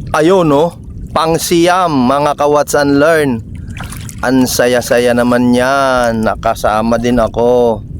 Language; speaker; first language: Filipino; native; Filipino